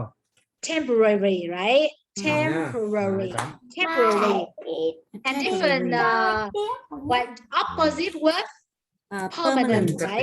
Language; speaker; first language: English; non-native, learner; Vietnamese